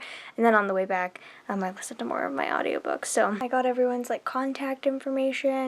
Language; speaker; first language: English; native; English